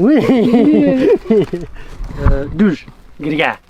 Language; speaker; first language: French; non-native, learner; Arabic